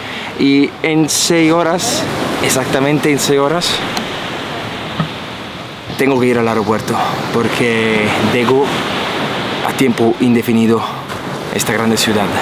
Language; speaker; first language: Spanish; non-native, fluent; Italian